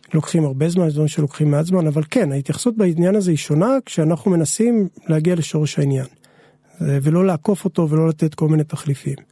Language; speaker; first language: Hebrew; native; Hebrew